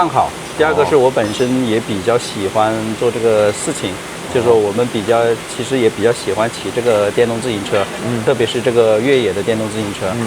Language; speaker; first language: Chinese; native; Chinese